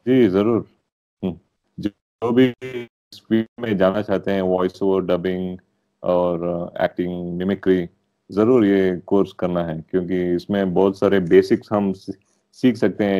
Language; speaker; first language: Hindi; non-native, local second language; Telugu